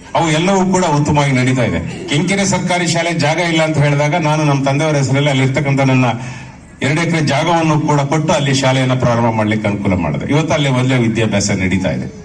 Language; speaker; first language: Kannada; native; Kannada